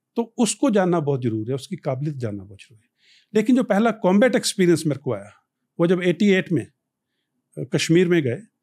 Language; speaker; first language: Hindi; non-native, local second language; Punjabi